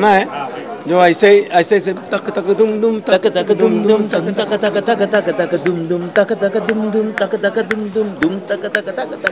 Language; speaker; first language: Hindi; native; Hindi